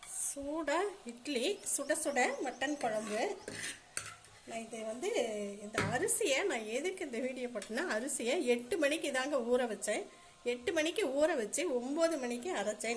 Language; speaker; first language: Tamil; native; Tamil